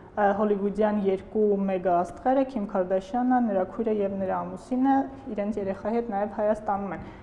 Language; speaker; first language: Armenian; native; Armenian